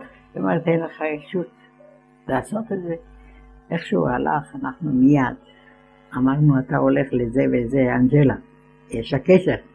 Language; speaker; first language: Hebrew; non-native, fluent; Ladino